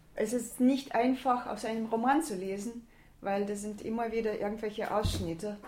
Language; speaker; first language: German; non-native, fluent; Russian